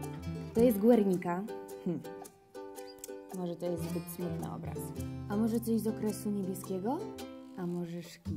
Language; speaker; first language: Polish; native; Polish